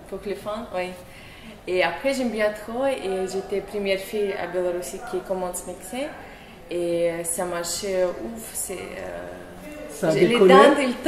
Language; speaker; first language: French; non-native, learner; Russian